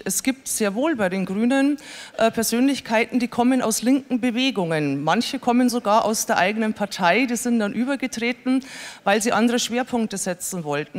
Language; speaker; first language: German; native; German